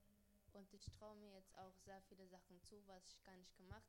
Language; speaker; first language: German; early bilingual, other home language; Spanish